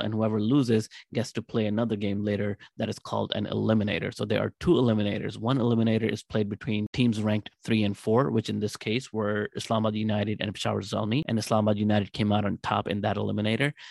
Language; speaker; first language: English; non-native, local second language; Urdu